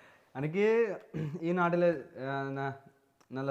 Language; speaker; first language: Malayalam; non-native, local second language; Bangla